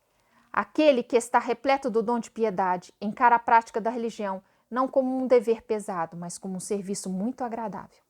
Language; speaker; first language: Portuguese; native; Portuguese